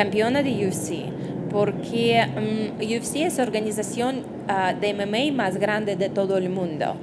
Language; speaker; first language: Spanish; non-native, fluent; Russian